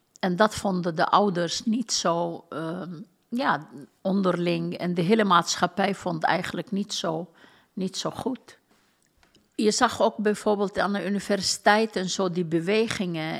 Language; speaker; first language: Dutch; non-native, fluent; Turkish